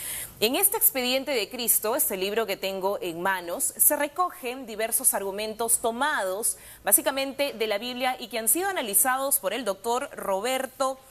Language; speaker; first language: Spanish; native; Spanish